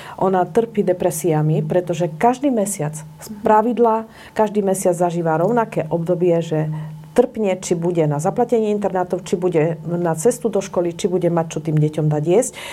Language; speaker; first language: Slovak; native; Slovak